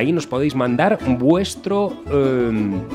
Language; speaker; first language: Spanish; native; Spanish